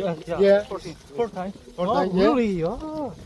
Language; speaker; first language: English; non-native, learner; Korean